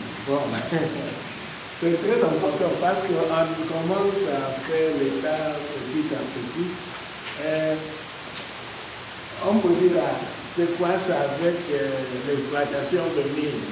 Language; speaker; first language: French; non-native, learner; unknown